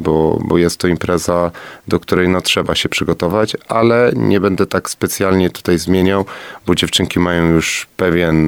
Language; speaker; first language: Polish; native; Polish